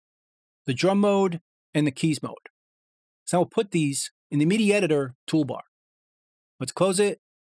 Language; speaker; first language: English; native; English